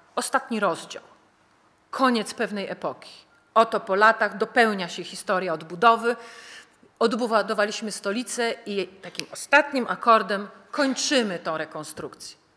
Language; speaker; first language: Polish; native; Polish